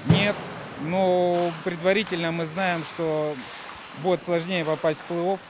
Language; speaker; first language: Russian; native; Russian